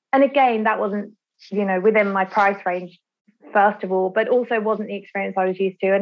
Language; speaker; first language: English; native; English